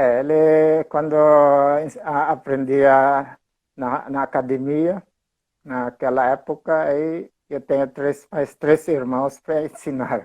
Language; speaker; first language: Portuguese; non-native, fluent; Filipino